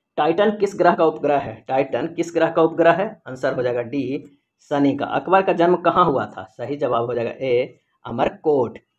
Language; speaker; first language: Hindi; native; Hindi